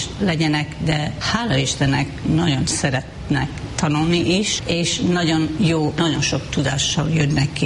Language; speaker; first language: Hungarian; non-native, fluent; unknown